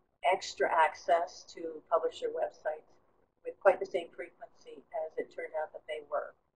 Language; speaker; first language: English; native; English